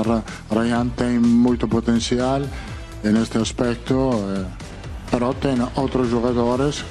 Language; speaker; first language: Portuguese; non-native, fluent; Italian